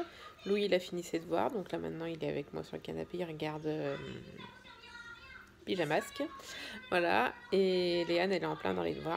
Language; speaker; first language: French; native; French